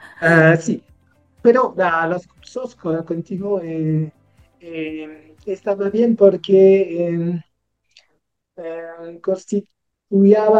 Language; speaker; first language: Spanish; non-native, learner; French